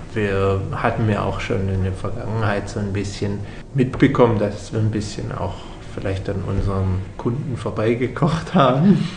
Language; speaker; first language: German; native; German